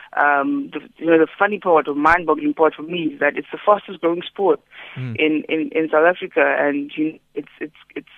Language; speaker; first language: English; non-native, local second language; Xhosa